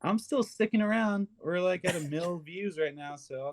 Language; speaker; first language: English; native; English